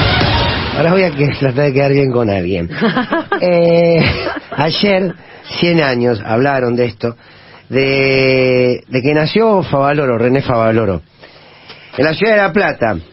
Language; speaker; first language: Spanish; native; Spanish